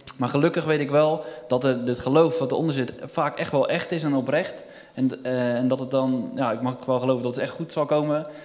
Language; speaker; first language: Dutch; native; Dutch